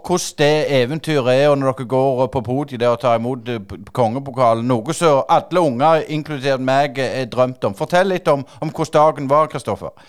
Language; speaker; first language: Norwegian; native; Norwegian